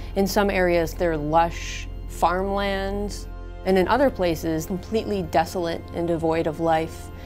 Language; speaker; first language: English; native; English